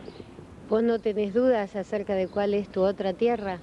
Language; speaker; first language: Spanish; native; Spanish